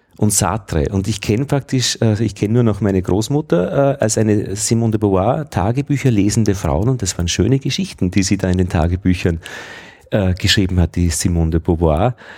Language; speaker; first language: German; native; German